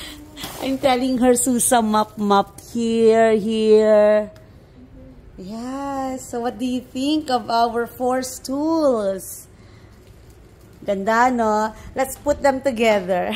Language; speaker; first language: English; non-native, local second language; Hiligaynon